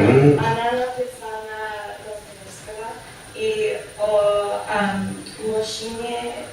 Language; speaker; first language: Russian; non-native, learner; English